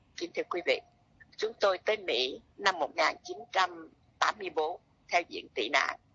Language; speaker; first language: Vietnamese; native; Vietnamese